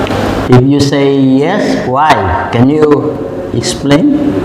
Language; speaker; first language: English; non-native, fluent; Indonesian